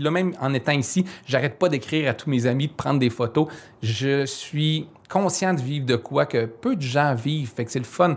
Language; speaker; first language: French; native; French